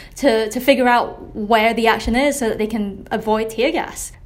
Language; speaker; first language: English; non-native, local second language; Cantonese